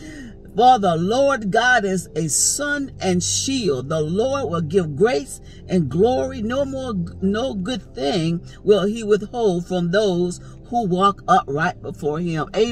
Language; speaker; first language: English; native; English